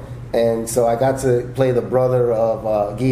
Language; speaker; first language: English; native; English